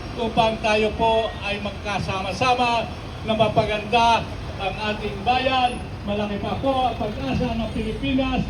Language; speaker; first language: Filipino; native; Filipino